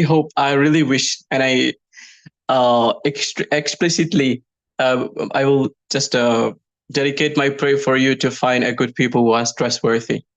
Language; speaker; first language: English; non-native, local second language; Malayalam